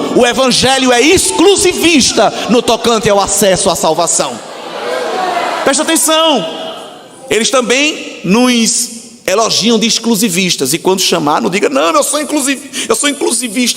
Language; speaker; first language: Portuguese; native; Portuguese